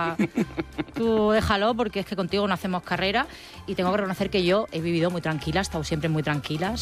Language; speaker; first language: Spanish; native; Spanish